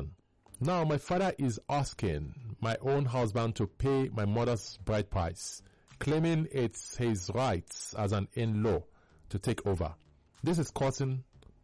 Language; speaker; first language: English; non-native, local second language; Igbo